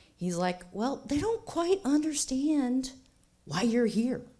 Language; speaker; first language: English; native; English